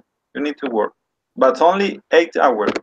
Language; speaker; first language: English; non-native, learner; Spanish